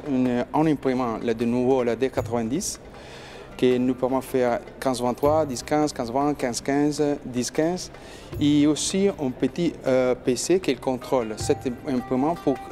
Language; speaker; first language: French; non-native, learner; Spanish